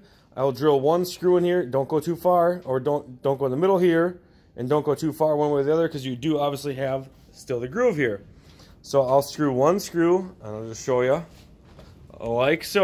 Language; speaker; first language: English; native; English